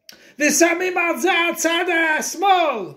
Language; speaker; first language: Hebrew; non-native, fluent; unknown